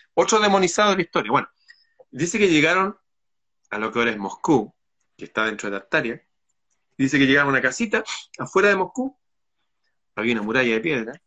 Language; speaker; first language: Spanish; native; Spanish